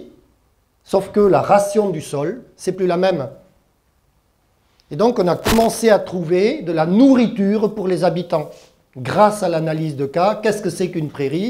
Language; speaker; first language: French; early bilingual, other home language; German